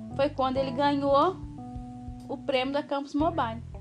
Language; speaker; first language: Portuguese; native; Portuguese